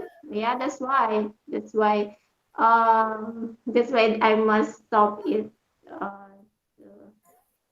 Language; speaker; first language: English; non-native, learner; Indonesian